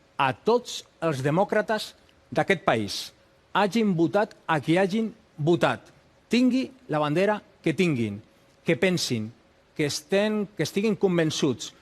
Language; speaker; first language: Catalan; non-native, local second language; Spanish